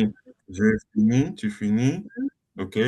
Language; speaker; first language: French; non-native, learner; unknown